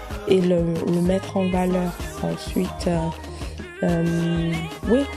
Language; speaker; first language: French; non-native, local second language; Ewe